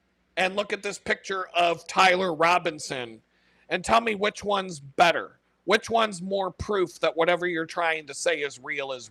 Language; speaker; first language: English; native; English